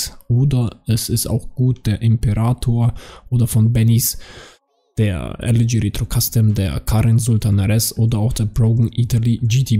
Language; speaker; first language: German; native; German